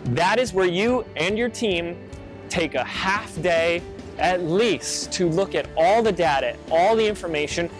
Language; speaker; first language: English; native; English